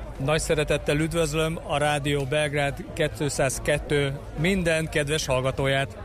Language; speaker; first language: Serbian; non-native, fluent; Hungarian